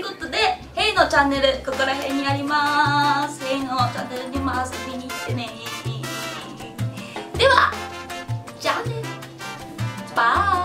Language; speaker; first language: Japanese; native; Japanese